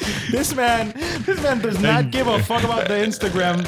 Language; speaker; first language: English; non-native, local second language; Spanish